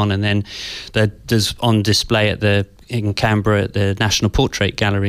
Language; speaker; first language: English; native; English